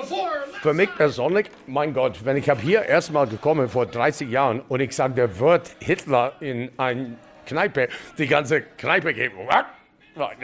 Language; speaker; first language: German; non-native, fluent; English